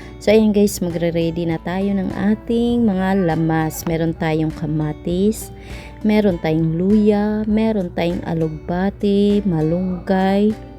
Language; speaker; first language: Filipino; non-native, local second language; Cebuano